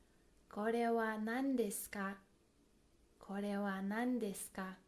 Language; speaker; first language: Japanese; non-native, fluent; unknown